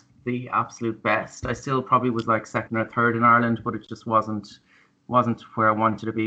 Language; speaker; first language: English; native; English